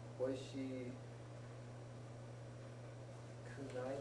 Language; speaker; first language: Japanese; non-native, learner; English